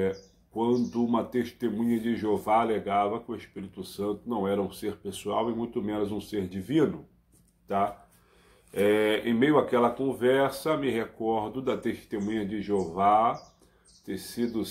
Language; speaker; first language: Portuguese; native; Portuguese